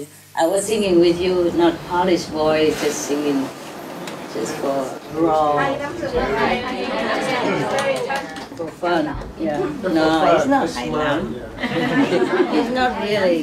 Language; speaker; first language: English; non-native, fluent; Vietnamese